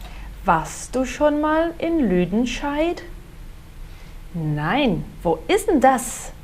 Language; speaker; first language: German; non-native, fluent; Portuguese